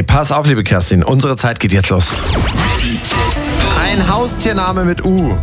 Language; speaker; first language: German; native; German